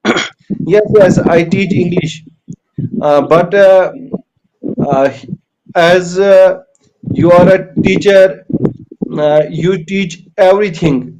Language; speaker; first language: English; non-native, local second language; Kashmiri